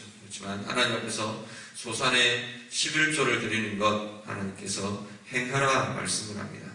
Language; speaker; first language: Korean; native; Korean